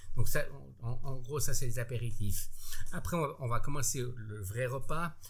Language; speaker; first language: French; native; French